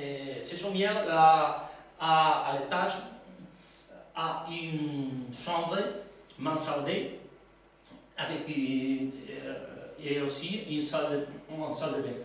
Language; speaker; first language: French; non-native, learner; Spanish